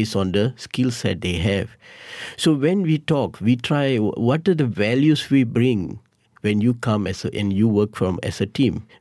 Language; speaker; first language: English; non-native, local second language; Tamil